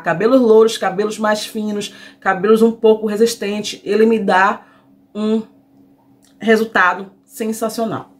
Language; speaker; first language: Portuguese; native; Portuguese